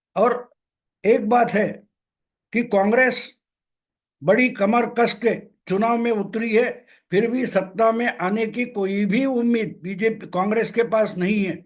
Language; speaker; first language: Hindi; non-native, local second language; Marathi